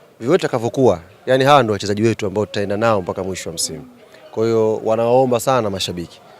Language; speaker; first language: Swahili; native; Swahili